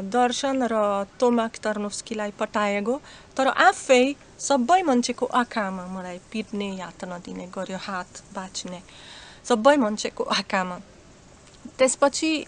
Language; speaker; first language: Nepali; non-native, learner; Slovak